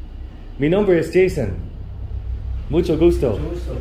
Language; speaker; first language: Spanish; non-native, learner; English